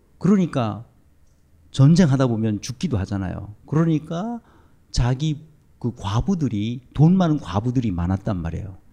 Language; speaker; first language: Korean; native; Korean